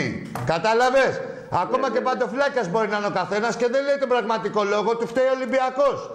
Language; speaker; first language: Greek; native; Greek